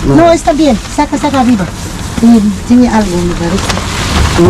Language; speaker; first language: Spanish; non-native, learner; Filipino